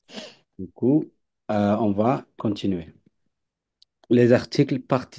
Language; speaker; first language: French; non-native, fluent; Bangla